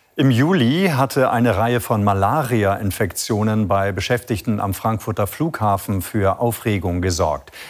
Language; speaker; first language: German; native; German